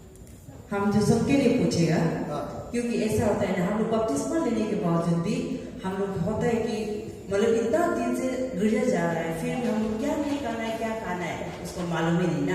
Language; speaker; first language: Hindi; non-native, local second language; Adi